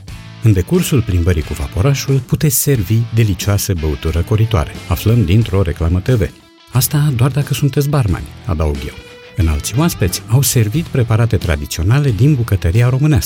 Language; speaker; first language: Romanian; native; Romanian